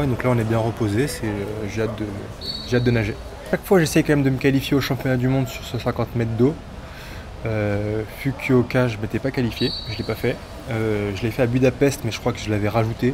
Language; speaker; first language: French; native; French